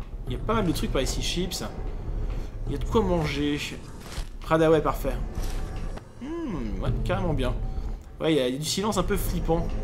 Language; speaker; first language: French; native; French